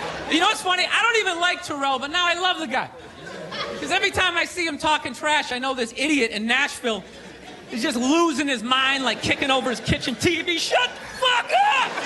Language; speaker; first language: English; native; English